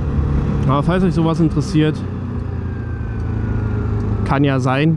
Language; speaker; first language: German; native; German